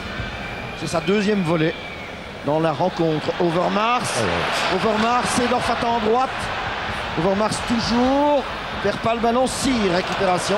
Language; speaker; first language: French; native; French